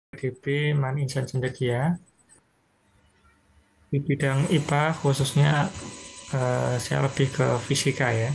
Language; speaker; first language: Indonesian; native; Indonesian